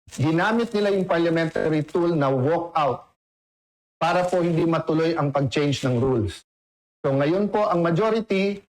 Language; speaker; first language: Filipino; native; Filipino